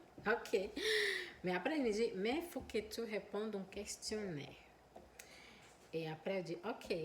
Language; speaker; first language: French; non-native, fluent; Portuguese